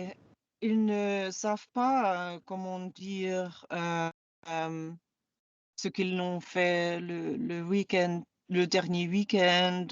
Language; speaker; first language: French; non-native, fluent; German